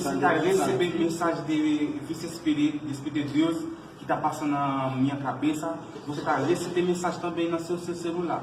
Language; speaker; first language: Portuguese; non-native, learner; Haitian Creole